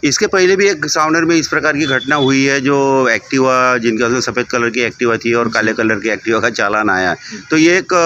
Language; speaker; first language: Hindi; non-native, local second language; Marathi